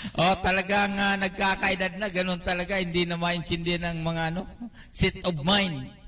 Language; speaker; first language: Filipino; non-native, local second language; Bikol